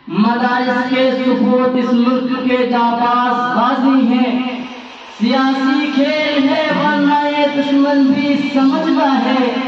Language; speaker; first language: Urdu; non-native, local second language; Bangla